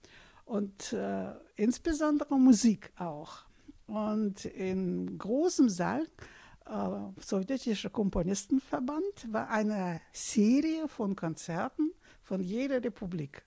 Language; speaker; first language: German; non-native, fluent; Russian